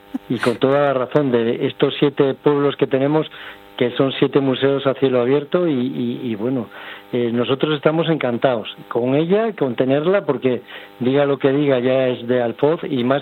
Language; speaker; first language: Spanish; native; Spanish